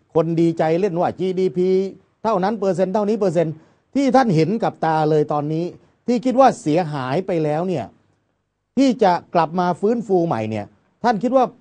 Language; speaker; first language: Thai; native; Thai